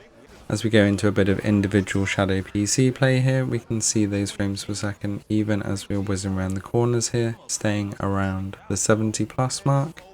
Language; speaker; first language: English; native; English